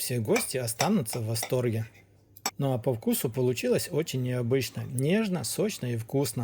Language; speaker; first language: Russian; native; Russian